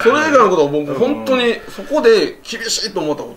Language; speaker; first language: Japanese; native; Japanese